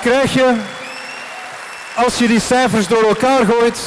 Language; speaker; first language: Dutch; native; Dutch